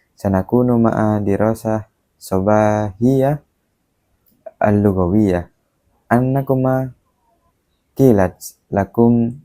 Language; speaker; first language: Arabic; non-native, learner; Indonesian